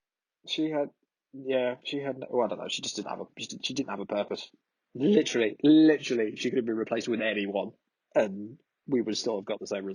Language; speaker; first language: English; native; English